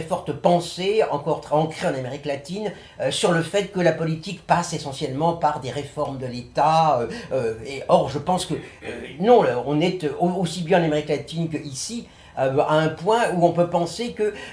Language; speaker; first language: French; native; French